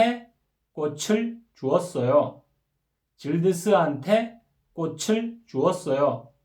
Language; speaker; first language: Korean; non-native, fluent; Kyrgyz